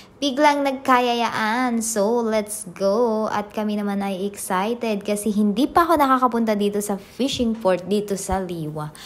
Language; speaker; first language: Filipino; native; Filipino